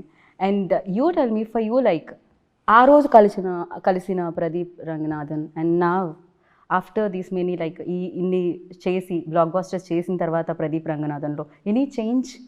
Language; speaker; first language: Telugu; native; Telugu